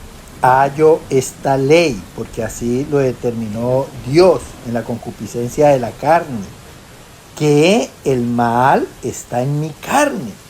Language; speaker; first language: Spanish; native; Spanish